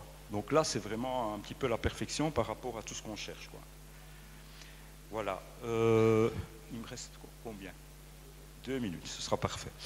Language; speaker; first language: French; native; French